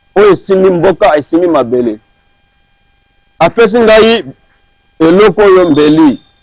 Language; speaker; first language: Lingala; non-native, local second language; Kituba (Democratic Republic of Congo)